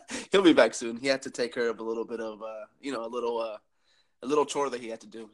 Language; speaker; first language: English; early bilingual, other home language; Spanish